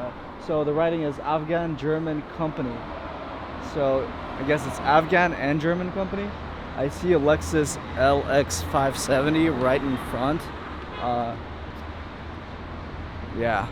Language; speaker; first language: English; early bilingual, heritage; English